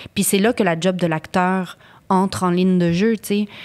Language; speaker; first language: French; native; French